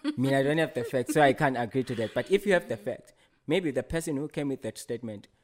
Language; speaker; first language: English; non-native, local second language; Swati